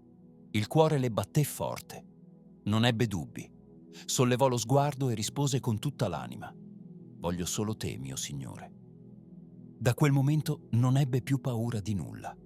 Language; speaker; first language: Italian; native; Italian